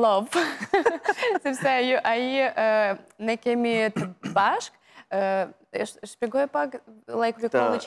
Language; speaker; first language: Albanian; non-native, learner; Russian